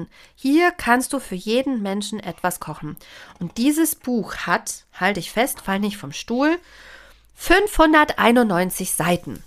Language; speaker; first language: German; native; German